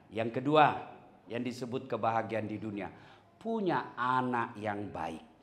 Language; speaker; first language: Indonesian; non-native, local second language; Buginese